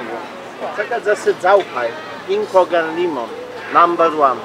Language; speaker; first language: Chinese; non-native, learner; Polish